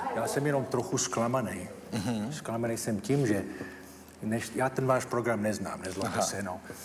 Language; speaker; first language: Czech; early bilingual, heritage; Czech